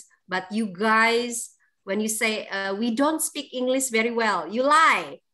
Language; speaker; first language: English; non-native, fluent; Indonesian